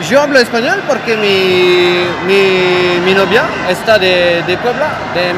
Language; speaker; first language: Spanish; non-native, learner; French